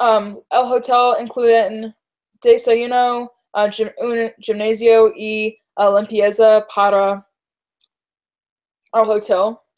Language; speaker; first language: Spanish; non-native, learner; English